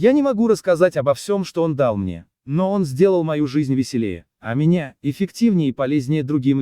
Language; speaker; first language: Russian; native; Russian